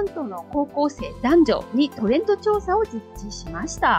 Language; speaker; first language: Japanese; native; Japanese